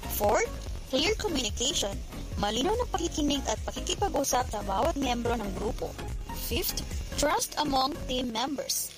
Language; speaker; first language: Filipino; non-native, local second language; Hiligaynon